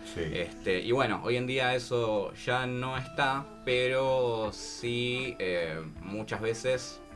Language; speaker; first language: Spanish; native; Spanish